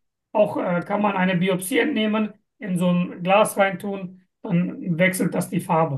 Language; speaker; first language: German; non-native, fluent; Turkish